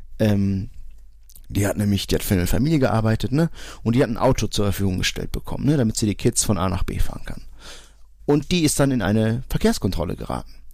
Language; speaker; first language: German; early bilingual, other home language; Portuguese